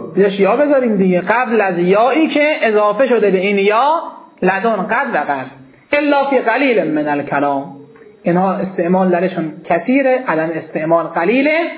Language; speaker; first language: Persian; native; Persian